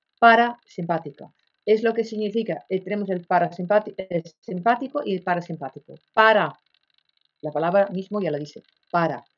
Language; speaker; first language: Spanish; non-native, fluent; Dutch